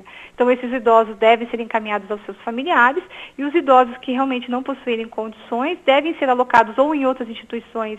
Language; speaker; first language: Portuguese; native; Portuguese